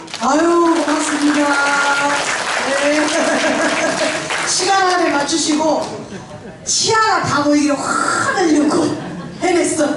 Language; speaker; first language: Korean; native; Korean